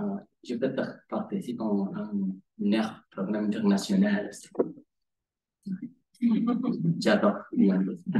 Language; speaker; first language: French; non-native, learner; Spanish